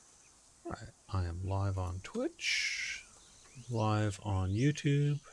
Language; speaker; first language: English; native; English